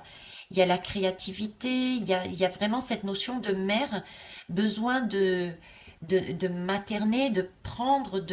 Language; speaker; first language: French; native; French